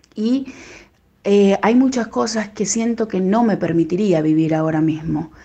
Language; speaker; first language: Spanish; native; Spanish